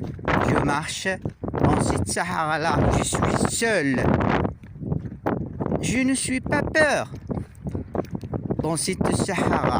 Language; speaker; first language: French; non-native, learner; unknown